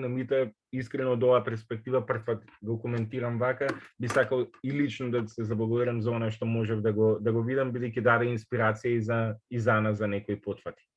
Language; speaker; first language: Macedonian; native; Macedonian